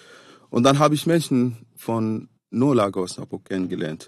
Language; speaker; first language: German; non-native, fluent; Arabic